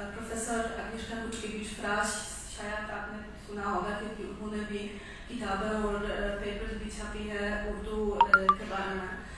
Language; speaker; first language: Urdu; non-native, fluent; Polish